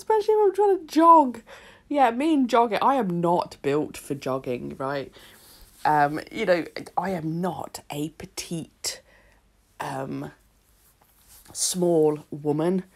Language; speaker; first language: English; native; English